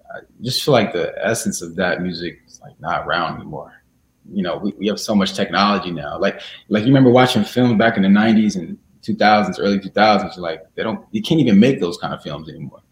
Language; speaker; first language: English; native; English